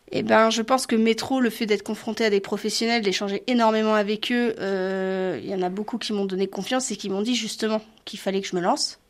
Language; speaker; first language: French; native; French